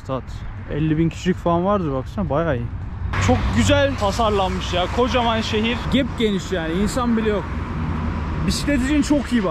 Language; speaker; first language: Turkish; native; Turkish